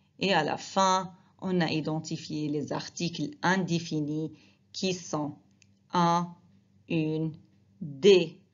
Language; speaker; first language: French; non-native, fluent; Arabic